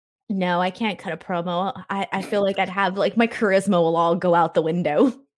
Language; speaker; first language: English; native; English